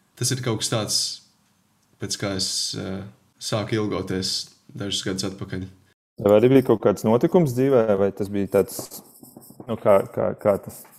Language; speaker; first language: Latvian; native; Latvian